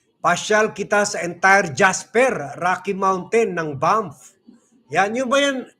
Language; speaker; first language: Filipino; non-native, local second language; Cebuano